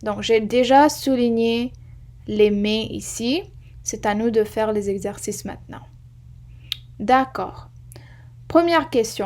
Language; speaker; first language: French; non-native, fluent; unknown